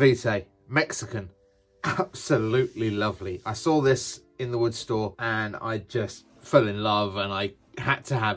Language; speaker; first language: English; native; English